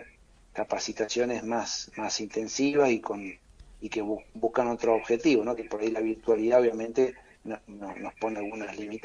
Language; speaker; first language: Spanish; native; Spanish